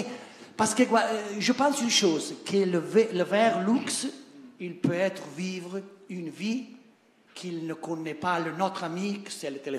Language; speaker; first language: French; non-native, learner; Italian